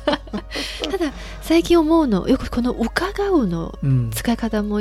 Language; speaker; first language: Japanese; non-native, fluent; Chinese